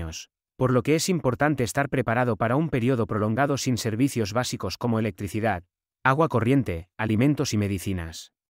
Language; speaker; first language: Spanish; native; Spanish